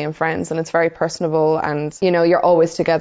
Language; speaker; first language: English; native; English